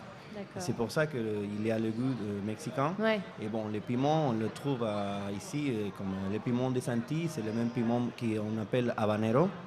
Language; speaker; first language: French; non-native, fluent; Spanish